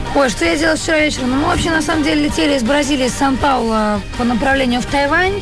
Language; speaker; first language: Russian; native; Russian